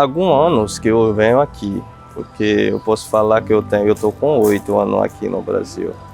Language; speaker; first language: Portuguese; non-native, fluent; Haitian Creole